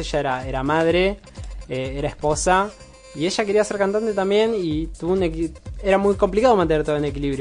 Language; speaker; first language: Spanish; native; Spanish